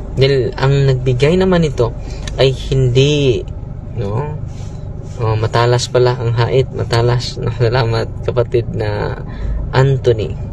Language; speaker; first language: Filipino; non-native, local second language; Cebuano